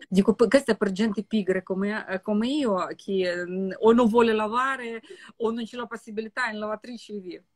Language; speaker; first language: Italian; non-native, fluent; Russian